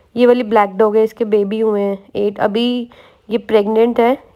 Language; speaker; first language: Hindi; native; Hindi